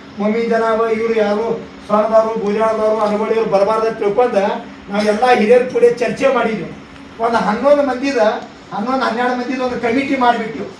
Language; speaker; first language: Kannada; non-native, local second language; Urdu